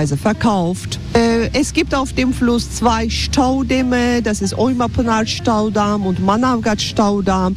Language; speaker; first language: German; non-native, fluent; Turkish